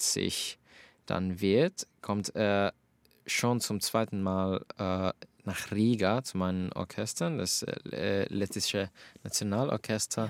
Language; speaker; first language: German; non-native, fluent; Finnish